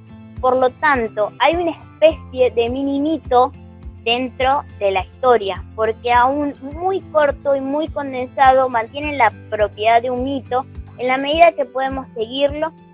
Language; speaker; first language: Spanish; native; Spanish